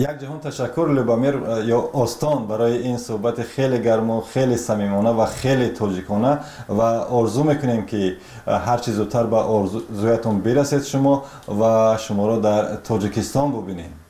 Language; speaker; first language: Tajik; native; Tajik